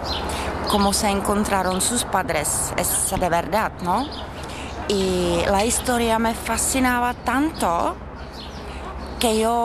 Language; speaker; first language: Spanish; non-native, learner; Czech